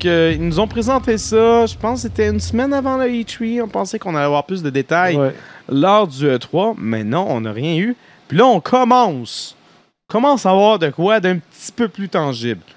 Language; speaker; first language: French; native; French